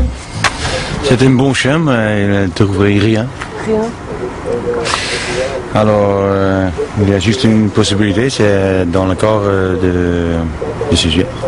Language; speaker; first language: French; non-native, learner; Dutch